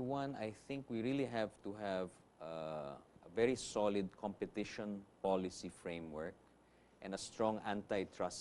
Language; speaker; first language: English; non-native, local second language; Filipino